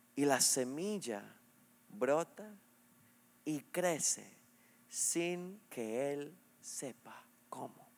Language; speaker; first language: Spanish; non-native, fluent; English